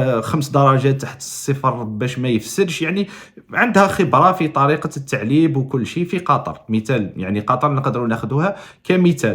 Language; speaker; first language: Arabic; native; Arabic